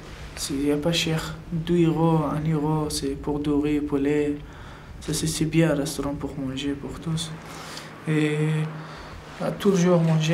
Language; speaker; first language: French; non-native, learner; Persian